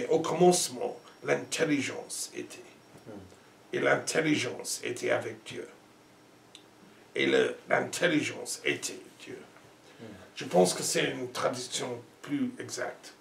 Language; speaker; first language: French; non-native, learner; English